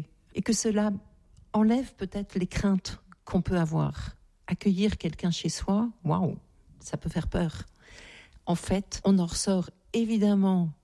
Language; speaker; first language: French; native; French